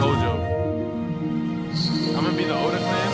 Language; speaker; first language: English; native; English